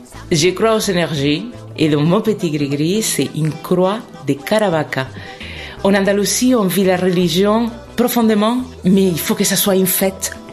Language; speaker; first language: French; non-native, fluent; Spanish